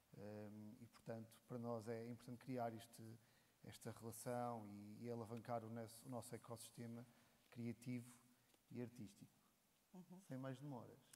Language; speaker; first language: Portuguese; native; Portuguese